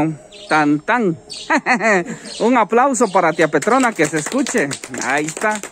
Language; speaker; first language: Spanish; native; Spanish